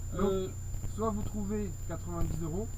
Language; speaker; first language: French; native; French